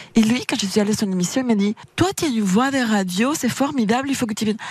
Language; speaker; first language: French; non-native, fluent; Spanish